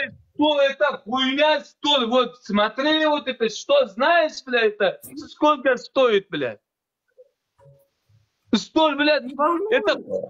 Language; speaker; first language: Russian; non-native, learner; Uzbek